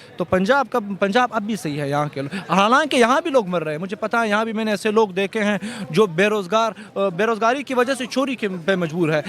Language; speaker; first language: Urdu; non-native, local second language; Pashto